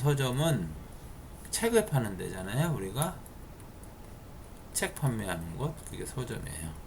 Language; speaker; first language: Korean; native; Korean